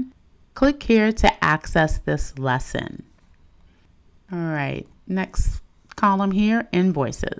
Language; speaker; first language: English; native; English